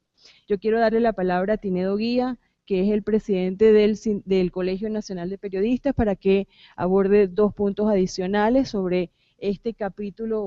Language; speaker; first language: Spanish; native; Spanish